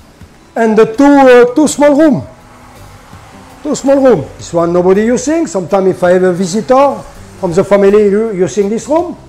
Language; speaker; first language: English; non-native, learner; French